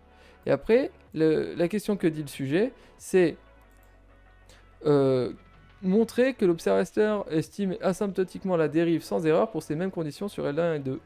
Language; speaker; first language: French; native; French